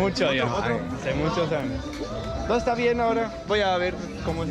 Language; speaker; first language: Spanish; non-native, fluent; English